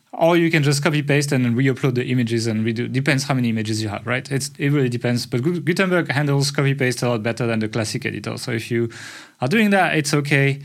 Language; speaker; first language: English; non-native, fluent; French